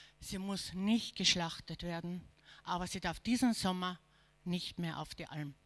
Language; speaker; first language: German; native; German